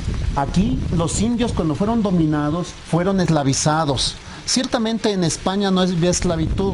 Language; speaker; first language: Spanish; native; Spanish